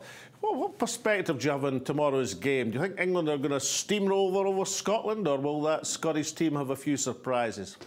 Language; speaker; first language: English; native; English